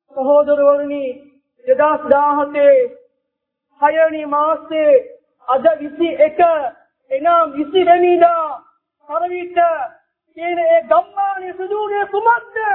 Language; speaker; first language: Sinhala; non-native, local second language; Tamil